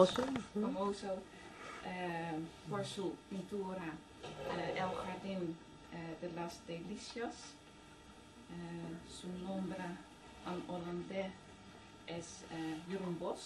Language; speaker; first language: Spanish; non-native, learner; Dutch